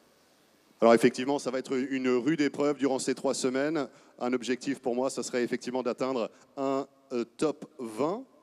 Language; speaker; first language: French; native; French